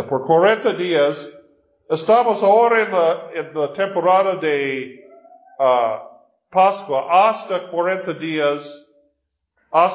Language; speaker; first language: Spanish; non-native, learner; English